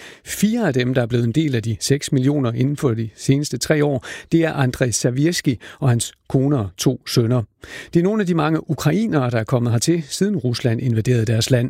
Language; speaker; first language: Danish; native; Danish